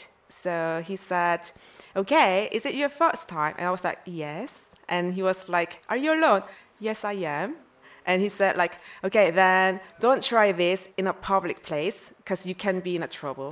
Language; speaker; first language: English; non-native, fluent; Korean